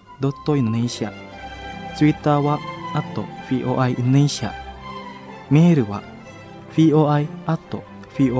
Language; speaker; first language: Japanese; non-native, fluent; Indonesian